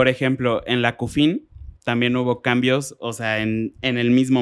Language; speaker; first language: Spanish; native; Spanish